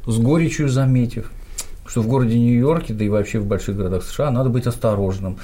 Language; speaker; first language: Russian; native; Russian